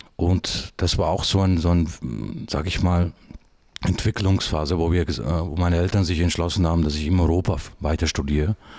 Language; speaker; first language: German; early bilingual, other home language; Georgian